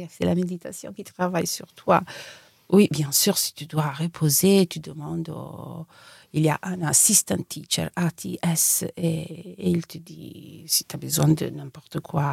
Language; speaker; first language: French; non-native, fluent; Italian